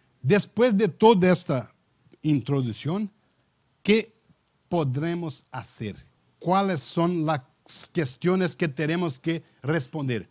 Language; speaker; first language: Spanish; non-native, learner; Portuguese